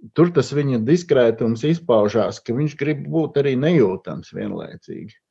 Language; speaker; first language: Latvian; native; Latvian